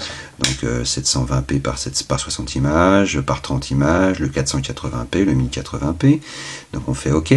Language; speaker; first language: French; native; French